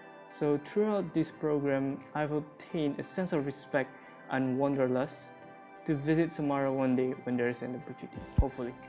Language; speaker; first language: English; non-native, local second language; Malay